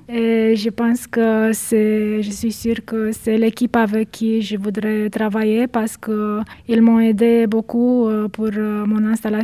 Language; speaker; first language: French; non-native, fluent; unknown